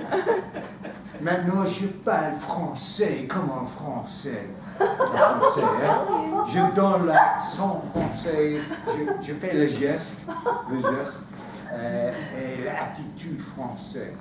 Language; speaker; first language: French; non-native, learner; English